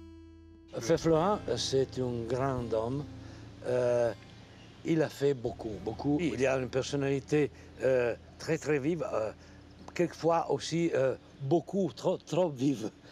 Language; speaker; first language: French; non-native, learner; Italian